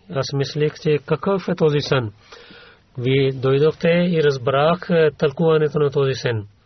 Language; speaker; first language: Bulgarian; non-native, learner; Urdu